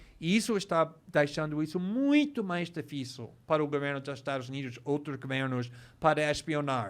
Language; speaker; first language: Portuguese; non-native, fluent; English